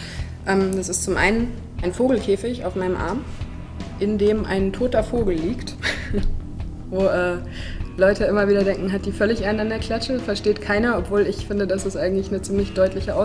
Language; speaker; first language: German; native; German